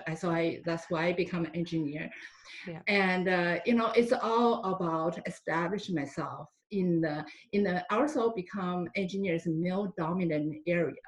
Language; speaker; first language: English; non-native, fluent; Chinese